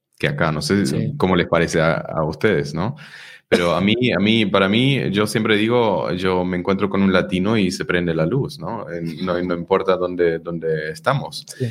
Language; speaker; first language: Spanish; non-native, fluent; German